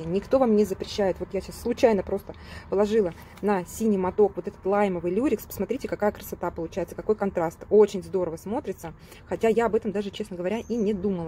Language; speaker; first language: Russian; native; Russian